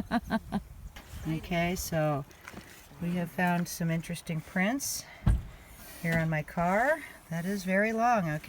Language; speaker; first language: English; native; English